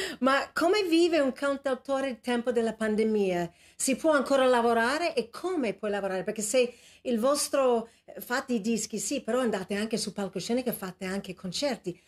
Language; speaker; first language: Italian; non-native, fluent; English